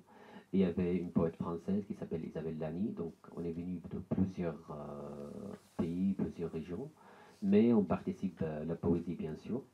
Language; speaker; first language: French; non-native, learner; Arabic